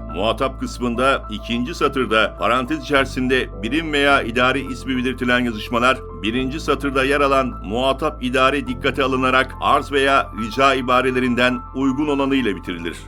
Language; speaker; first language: Turkish; native; Turkish